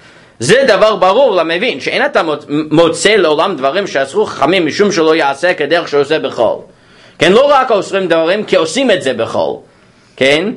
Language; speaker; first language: Hebrew; non-native, fluent; English